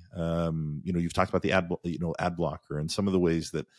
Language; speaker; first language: English; native; English